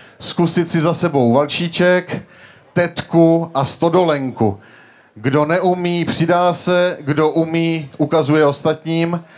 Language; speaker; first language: Czech; native; Czech